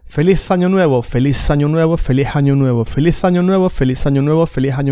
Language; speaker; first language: Spanish; native; Spanish